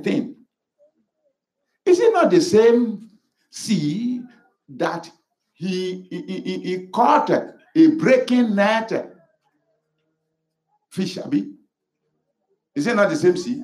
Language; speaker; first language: English; non-native, local second language; Yoruba